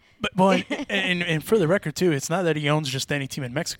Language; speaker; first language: English; early bilingual, other home language; Spanish